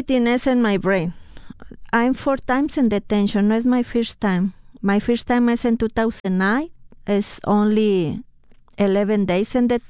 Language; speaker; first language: English; non-native, fluent; Spanish